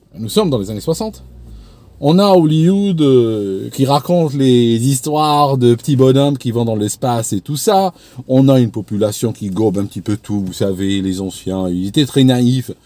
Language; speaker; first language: French; non-native, local second language; Arabic